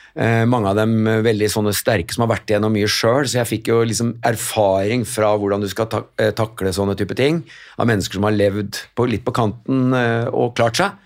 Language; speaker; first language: Norwegian; native; Norwegian